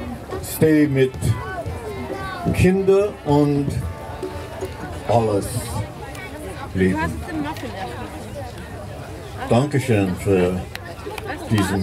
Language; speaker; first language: German; non-native, learner; English